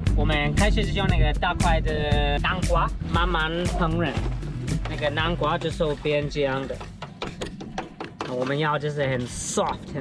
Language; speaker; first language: Chinese; non-native, learner; English